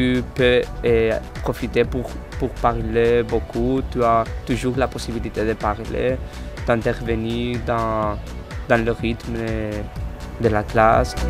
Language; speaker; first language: French; non-native, fluent; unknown